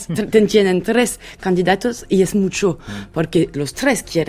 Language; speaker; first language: Spanish; non-native, fluent; French